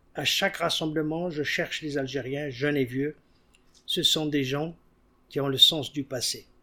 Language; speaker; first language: French; non-native, local second language; Arabic